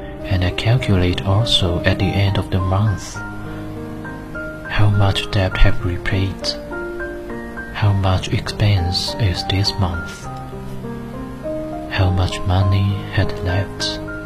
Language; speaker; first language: English; non-native, learner; Chinese